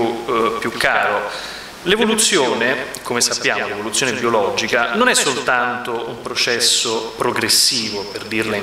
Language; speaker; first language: Italian; native; Italian